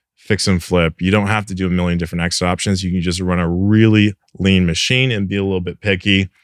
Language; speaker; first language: English; native; English